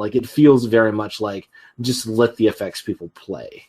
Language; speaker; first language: English; native; English